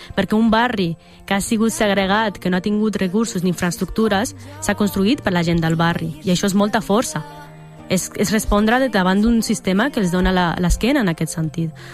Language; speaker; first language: Catalan; early bilingual, other home language; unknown